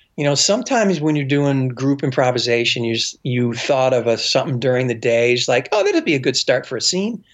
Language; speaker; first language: English; native; English